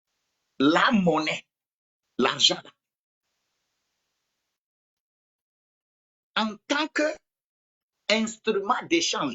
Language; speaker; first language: French; non-native, local second language; Ewe